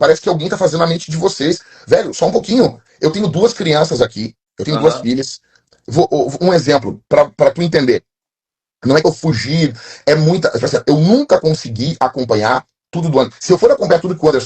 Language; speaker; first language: Portuguese; native; Portuguese